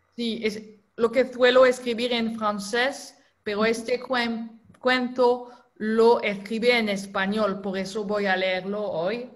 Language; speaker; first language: Spanish; non-native, fluent; French